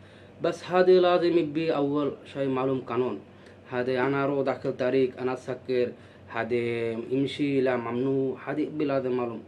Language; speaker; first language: Arabic; non-native, learner; Bangla